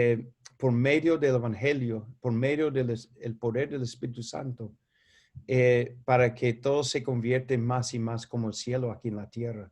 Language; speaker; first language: Spanish; non-native, fluent; English